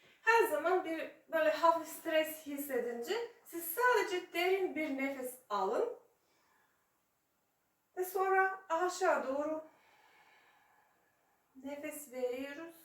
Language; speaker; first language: Turkish; non-native, fluent; Serbian